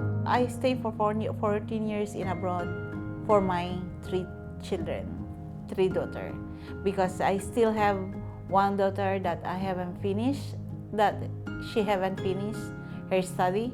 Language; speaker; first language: English; non-native, local second language; Filipino